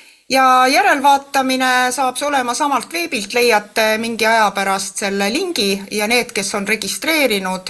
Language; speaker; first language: Estonian; native; Estonian